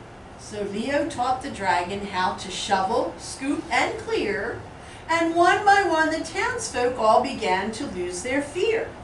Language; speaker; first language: English; native; English